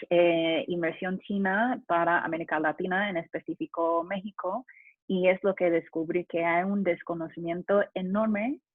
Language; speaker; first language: Spanish; non-native, fluent; English